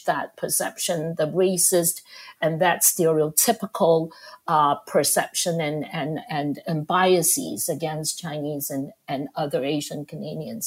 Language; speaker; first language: English; non-native, local second language; Cantonese